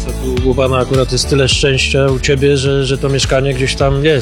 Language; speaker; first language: Polish; native; Polish